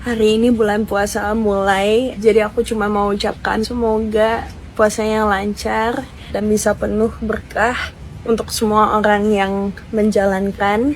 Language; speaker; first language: Indonesian; non-native, fluent; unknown